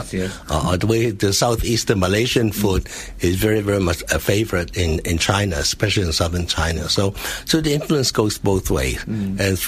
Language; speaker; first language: English; non-native, local second language; Cantonese